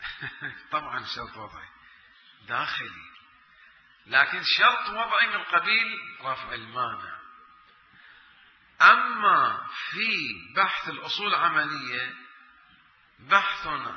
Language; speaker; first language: Arabic; native; Arabic